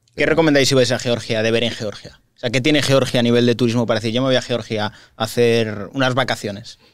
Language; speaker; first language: Spanish; native; Spanish